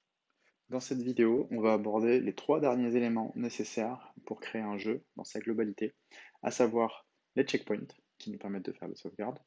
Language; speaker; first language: French; native; French